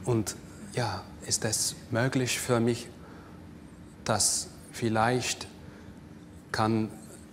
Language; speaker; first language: German; non-native, fluent; English